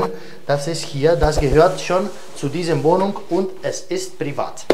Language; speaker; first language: German; non-native, fluent; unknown